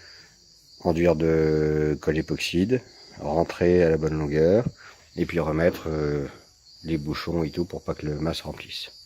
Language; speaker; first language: French; native; French